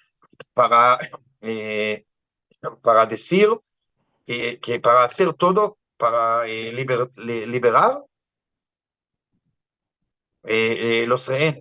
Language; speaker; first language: Spanish; non-native, fluent; Hebrew